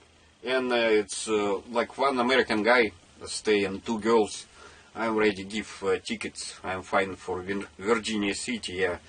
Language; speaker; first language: English; non-native, learner; Russian